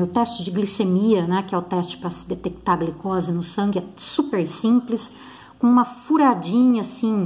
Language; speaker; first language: Portuguese; native; Portuguese